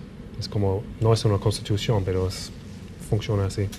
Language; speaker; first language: Spanish; non-native, fluent; English